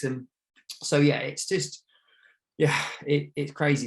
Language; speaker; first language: English; native; English